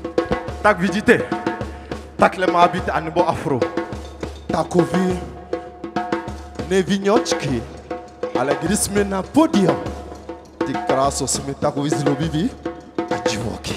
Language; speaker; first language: Czech; non-native, learner; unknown